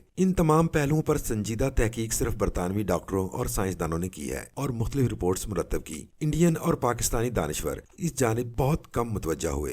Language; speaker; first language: Urdu; native; Urdu